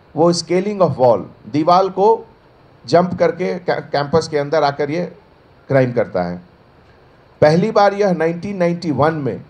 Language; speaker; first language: Hindi; native; Hindi